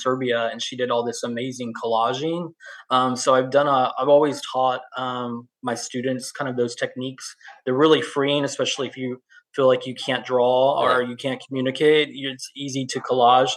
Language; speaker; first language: English; native; English